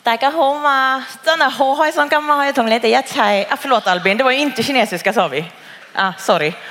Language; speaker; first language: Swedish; early bilingual, other home language; Cantonese